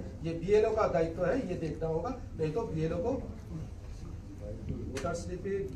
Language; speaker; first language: Hindi; non-native, local second language; Bangla